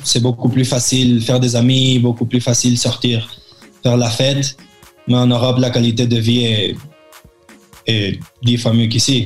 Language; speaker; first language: French; early bilingual, heritage; French